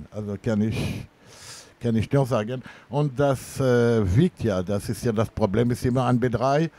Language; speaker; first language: German; non-native, fluent; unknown